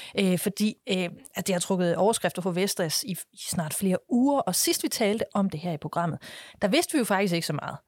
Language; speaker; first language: Danish; native; Danish